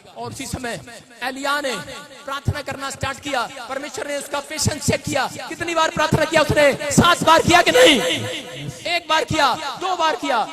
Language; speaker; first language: Hindi; non-native, local second language; Punjabi